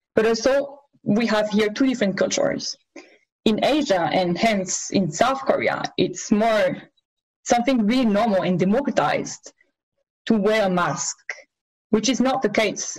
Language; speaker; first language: English; non-native, fluent; French